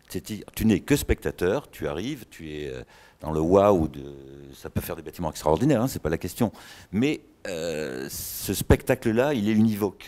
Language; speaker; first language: French; native; French